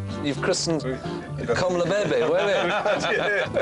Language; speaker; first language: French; non-native, learner; English